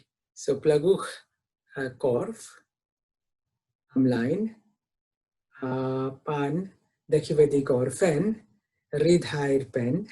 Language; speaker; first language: Welsh; non-native, fluent; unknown